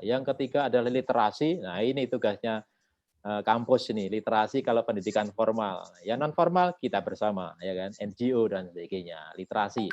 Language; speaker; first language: Indonesian; native; Indonesian